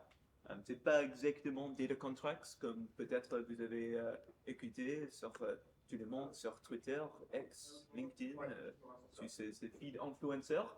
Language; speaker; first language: French; non-native, fluent; English